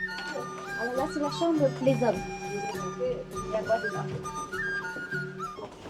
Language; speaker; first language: French; non-native, learner; Chinese